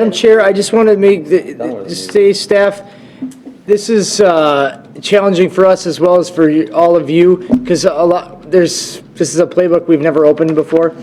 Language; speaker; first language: English; native; English